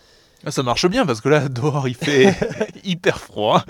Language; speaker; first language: French; native; French